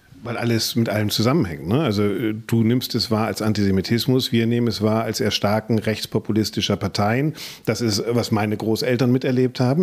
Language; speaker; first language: German; native; German